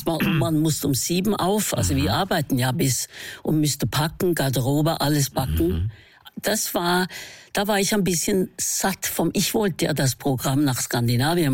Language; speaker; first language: German; non-native, fluent; Norwegian